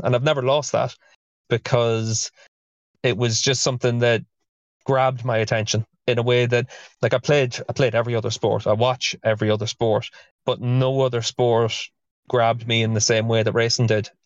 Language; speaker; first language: English; native; English